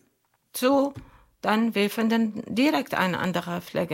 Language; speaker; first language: German; non-native, learner; Arabic